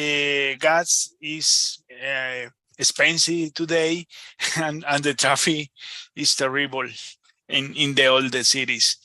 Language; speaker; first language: English; non-native, learner; Spanish